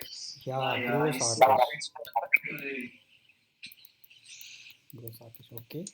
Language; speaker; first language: German; non-native, fluent; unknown